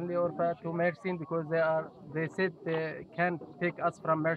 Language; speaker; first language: English; non-native, learner; Kurdish